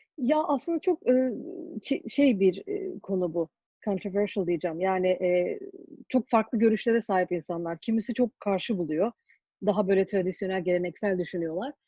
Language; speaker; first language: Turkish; early bilingual, heritage; Turkish